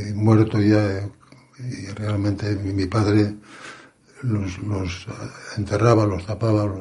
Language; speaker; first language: Spanish; native; Spanish